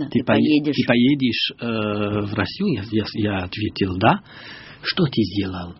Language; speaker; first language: Russian; non-native, learner; French